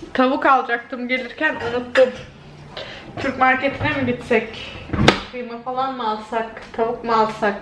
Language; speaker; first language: Turkish; early bilingual, heritage; Turkish